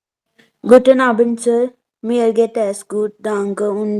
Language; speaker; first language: German; non-native, learner; Hindi